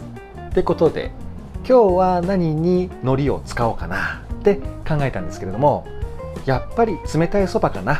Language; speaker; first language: Japanese; native; Japanese